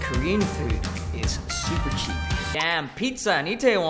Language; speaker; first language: English; non-native, fluent; Dutch